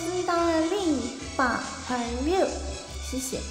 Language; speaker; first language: Korean; native; Korean